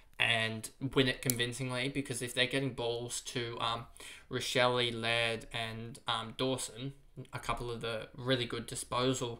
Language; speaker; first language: English; native; English